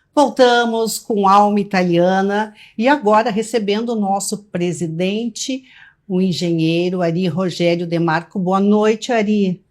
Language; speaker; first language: Portuguese; native; Portuguese